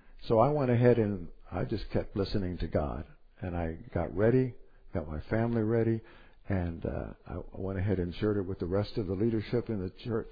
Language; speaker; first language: English; native; English